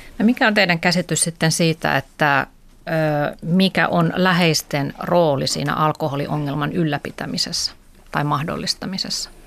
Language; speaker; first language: Finnish; native; Finnish